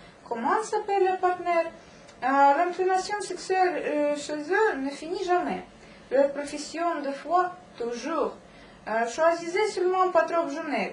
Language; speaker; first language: French; non-native, learner; Russian